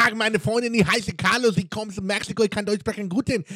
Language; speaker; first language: German; non-native, learner; Spanish